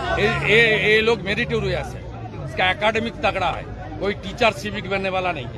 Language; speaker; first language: Hindi; non-native, local second language; Bangla